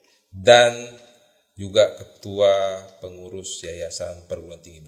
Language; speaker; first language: Indonesian; native; Indonesian